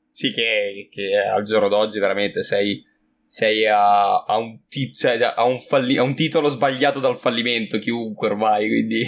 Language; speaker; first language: Italian; native; Italian